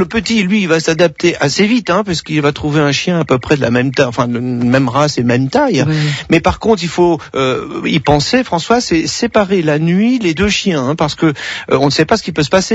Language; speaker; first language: French; native; French